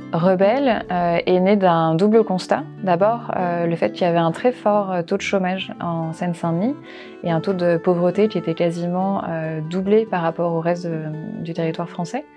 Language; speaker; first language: French; native; French